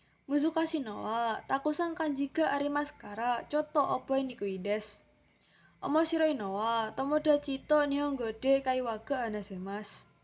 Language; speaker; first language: Japanese; non-native, learner; Indonesian